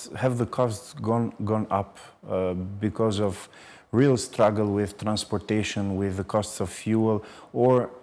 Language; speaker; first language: English; non-native, fluent; Albanian